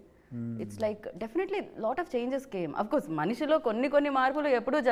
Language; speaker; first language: Telugu; native; Telugu